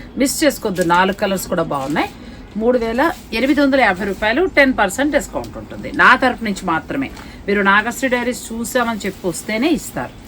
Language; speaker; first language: Telugu; native; Telugu